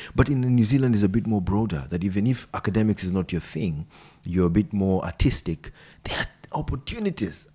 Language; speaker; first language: English; non-native, local second language; Swahili